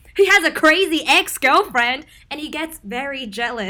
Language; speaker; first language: English; early bilingual, other home language; Chinese